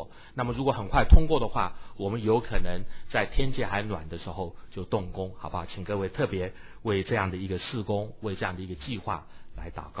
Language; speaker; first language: Chinese; native; Chinese